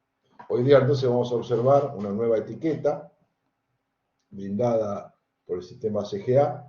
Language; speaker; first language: Spanish; native; Spanish